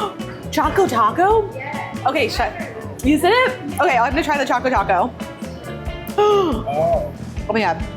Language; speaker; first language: English; native; English